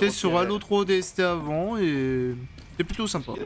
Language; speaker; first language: French; native; French